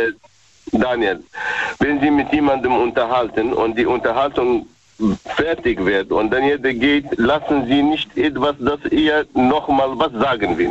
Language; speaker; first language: German; non-native, learner; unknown